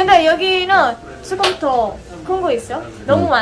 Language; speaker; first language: Korean; non-native, learner; Italian